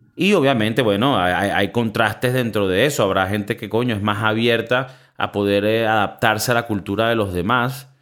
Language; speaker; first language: Spanish; native; Spanish